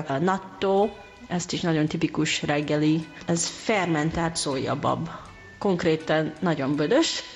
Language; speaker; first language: Hungarian; non-native, learner; Japanese